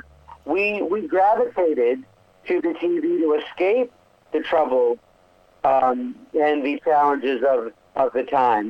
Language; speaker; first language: English; native; English